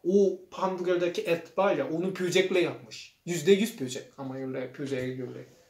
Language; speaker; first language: Turkish; non-native, learner; Korean